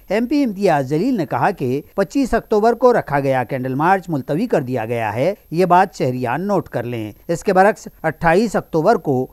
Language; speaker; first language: Hindi; non-native, local second language; Urdu